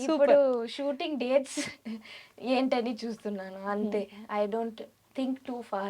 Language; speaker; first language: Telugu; non-native, learner; Tamil